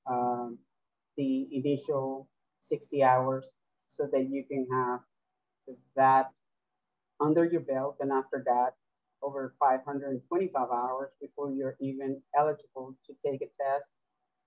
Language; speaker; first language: English; non-native, fluent; Spanish